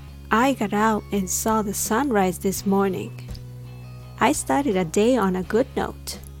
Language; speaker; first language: English; non-native, fluent; Japanese